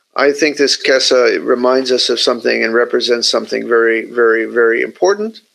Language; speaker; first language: English; native; English